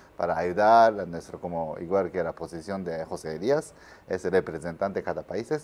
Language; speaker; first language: Spanish; non-native, learner; Japanese